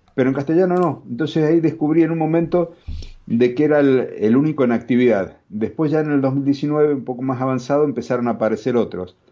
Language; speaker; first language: Spanish; native; Spanish